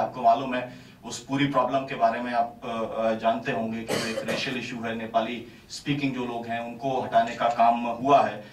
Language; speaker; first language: Hindi; native; Hindi